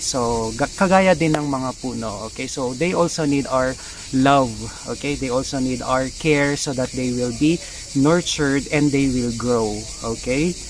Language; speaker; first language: English; non-native, local second language; Filipino